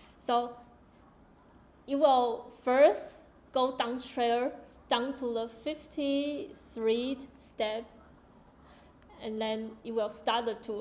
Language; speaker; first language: English; non-native, learner; Chinese